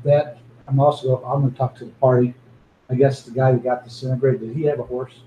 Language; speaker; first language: English; native; English